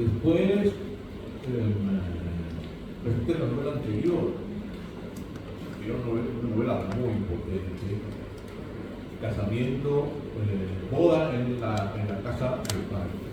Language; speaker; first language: Spanish; native; Spanish